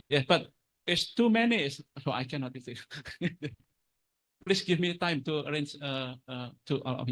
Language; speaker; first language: English; non-native, fluent; Indonesian